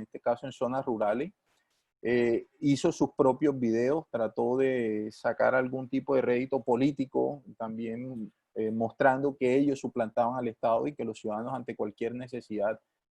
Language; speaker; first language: Spanish; native; Spanish